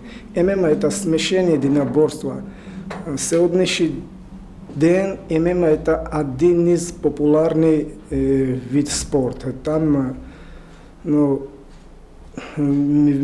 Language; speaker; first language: Russian; non-native, learner; Georgian